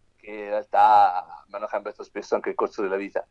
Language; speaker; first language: Italian; native; Italian